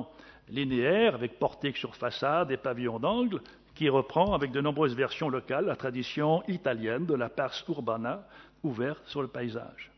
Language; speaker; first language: French; native; French